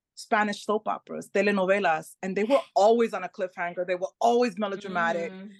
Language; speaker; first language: English; early bilingual, other home language; Spanish